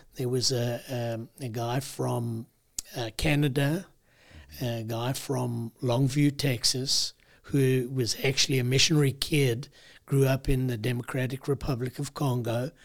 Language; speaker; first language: English; native; English